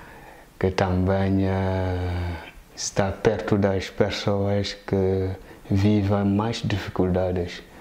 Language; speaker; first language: Portuguese; non-native, fluent; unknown